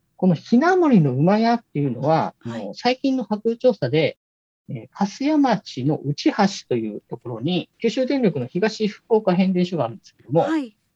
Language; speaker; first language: Japanese; native; Japanese